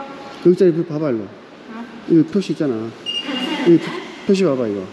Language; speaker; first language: Korean; native; Korean